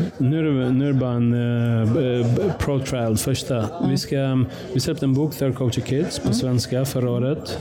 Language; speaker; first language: Swedish; early bilingual, other home language; Persian